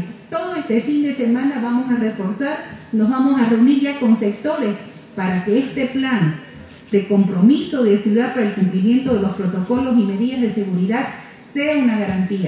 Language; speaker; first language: Spanish; native; Spanish